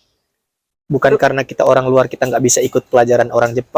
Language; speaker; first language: Indonesian; native; Indonesian